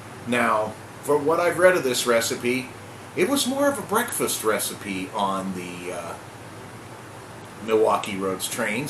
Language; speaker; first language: English; native; English